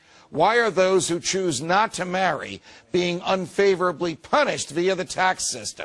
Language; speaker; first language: English; native; English